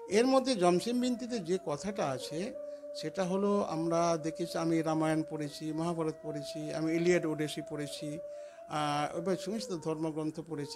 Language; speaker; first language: Bangla; non-native, local second language; Santali